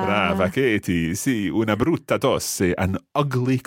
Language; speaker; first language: Italian; non-native, fluent; English